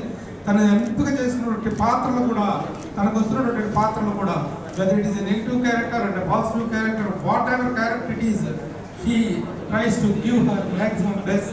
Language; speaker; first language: Telugu; native; Telugu